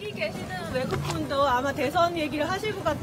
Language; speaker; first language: Korean; native; Korean